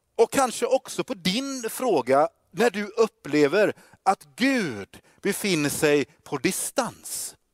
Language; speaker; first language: Swedish; native; Swedish